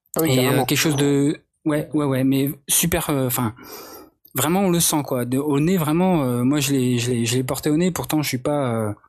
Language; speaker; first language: French; native; French